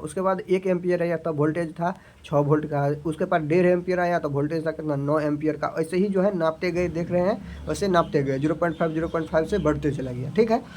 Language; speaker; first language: Hindi; native; Hindi